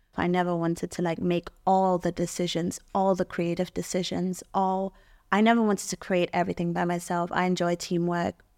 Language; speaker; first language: English; non-native, local second language; German